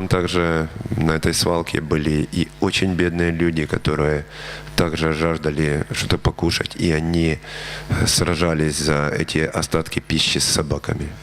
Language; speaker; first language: Russian; native; Russian